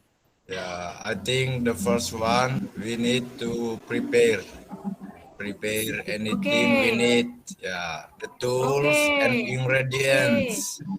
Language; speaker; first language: English; non-native, learner; Indonesian